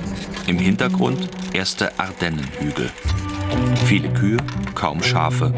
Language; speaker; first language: German; native; German